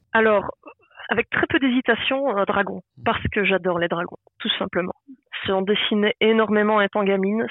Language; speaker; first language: French; native; French